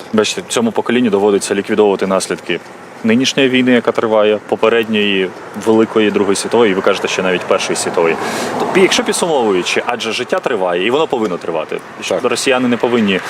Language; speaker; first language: Ukrainian; native; Ukrainian